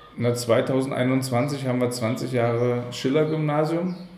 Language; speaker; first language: German; native; German